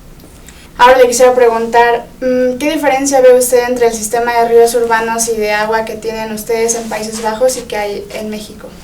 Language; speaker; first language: Spanish; native; Spanish